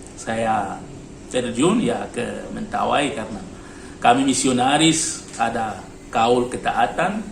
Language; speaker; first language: Indonesian; non-native, learner; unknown